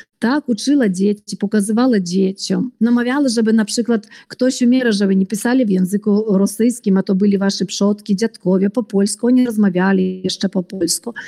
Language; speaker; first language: Polish; early bilingual, heritage; Polish